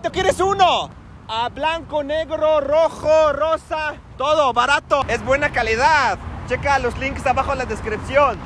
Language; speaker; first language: Spanish; non-native, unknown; Arabic